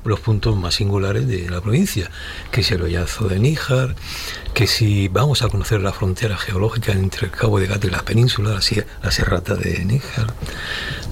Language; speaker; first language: Spanish; native; Spanish